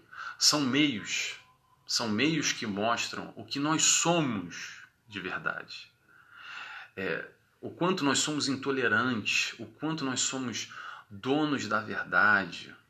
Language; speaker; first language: Portuguese; native; Portuguese